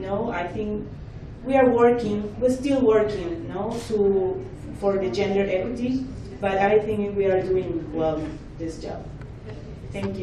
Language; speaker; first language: English; non-native, fluent; Spanish